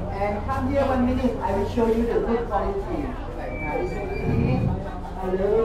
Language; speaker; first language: English; non-native, learner; Thai